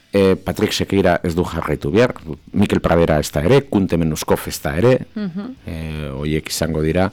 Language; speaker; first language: Basque; native; Basque